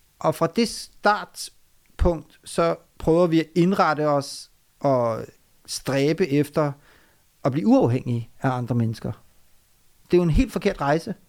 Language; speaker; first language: Danish; early bilingual, other home language; Urdu